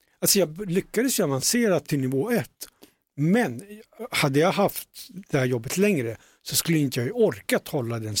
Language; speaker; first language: Swedish; early bilingual, other home language; Punjabi